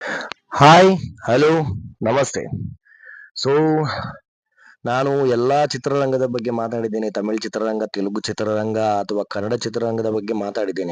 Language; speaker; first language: Kannada; non-native, local second language; Tulu